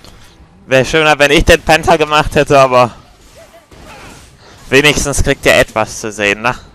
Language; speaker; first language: German; native; German